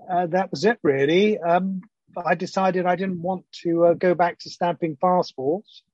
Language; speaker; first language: English; early bilingual, other home language; Greek